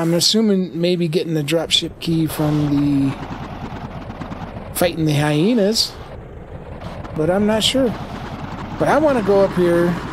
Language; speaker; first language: English; native; English